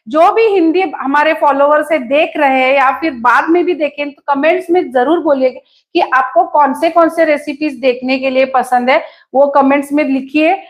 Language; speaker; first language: Hindi; non-native, local second language; Konkani